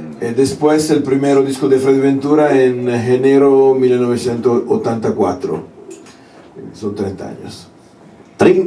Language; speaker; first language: Spanish; non-native, learner; Italian